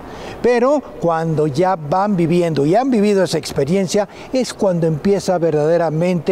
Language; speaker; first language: Spanish; native; Spanish